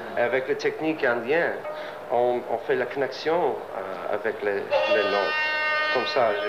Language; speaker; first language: French; non-native, learner; English